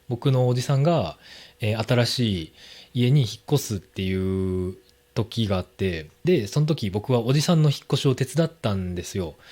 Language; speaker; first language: Japanese; native; Japanese